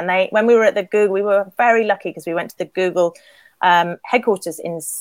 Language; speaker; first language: English; native; English